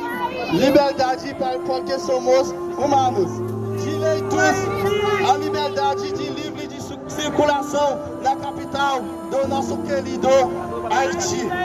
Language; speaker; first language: Portuguese; non-native, fluent; Haitian Creole